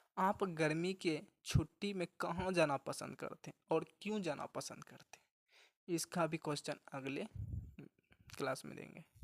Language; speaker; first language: Hindi; native; Hindi